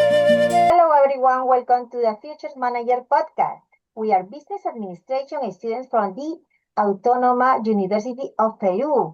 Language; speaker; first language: English; non-native, learner; Spanish